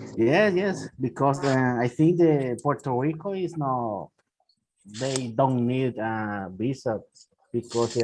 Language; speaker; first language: English; non-native, learner; Spanish